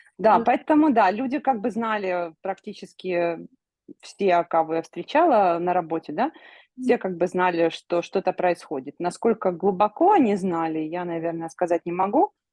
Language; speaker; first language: Russian; native; Russian